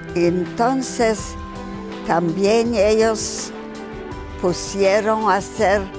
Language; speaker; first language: Spanish; non-native, fluent; Yiddish